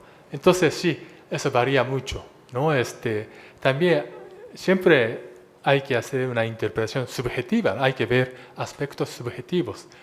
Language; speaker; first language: Spanish; non-native, fluent; Japanese